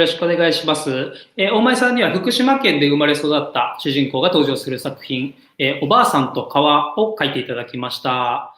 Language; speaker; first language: Japanese; native; Japanese